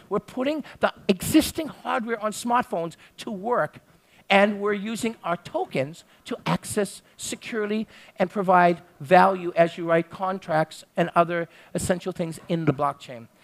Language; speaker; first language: English; native; English